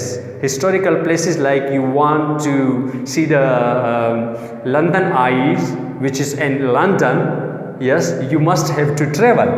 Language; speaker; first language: English; non-native, local second language; Urdu